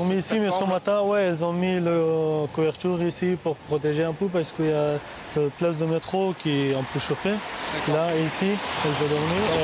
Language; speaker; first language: French; non-native, learner; Pashto